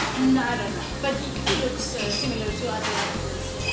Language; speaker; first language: English; non-native, fluent; Turkish